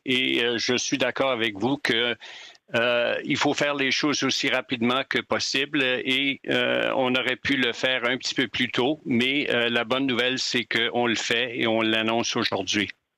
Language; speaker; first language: French; native; French